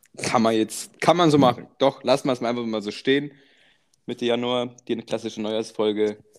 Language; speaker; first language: German; early bilingual, other home language; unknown